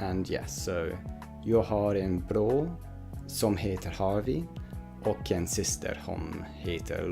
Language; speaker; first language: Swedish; non-native, learner; English